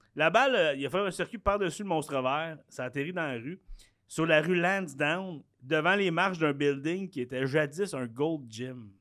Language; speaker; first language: French; native; French